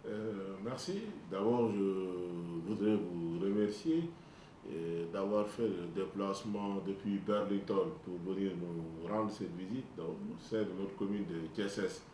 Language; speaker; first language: French; non-native, local second language; Wolof